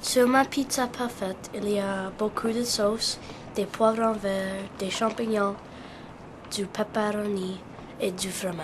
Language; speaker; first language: French; non-native, learner; English